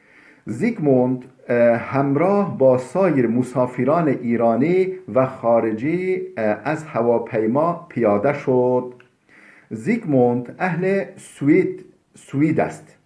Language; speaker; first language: Persian; non-native, fluent; Turkish